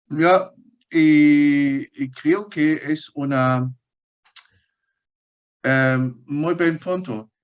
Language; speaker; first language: Spanish; non-native, fluent; German